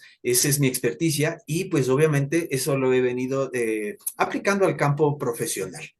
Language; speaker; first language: Spanish; native; Spanish